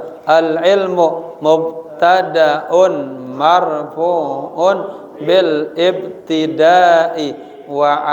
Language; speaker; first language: Arabic; non-native, fluent; Indonesian